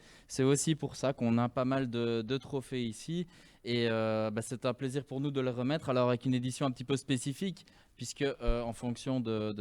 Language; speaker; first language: French; native; French